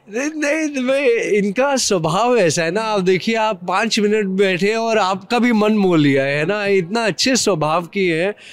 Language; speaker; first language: Hindi; native; Hindi